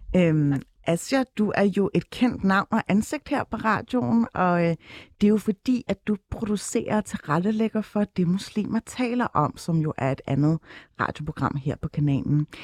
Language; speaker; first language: Danish; early bilingual, other home language; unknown